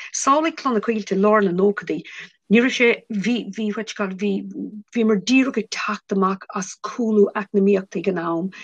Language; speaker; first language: Irish; non-native, local second language; English